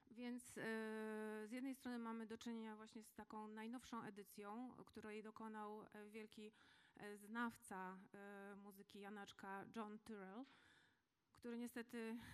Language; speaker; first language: Polish; native; Polish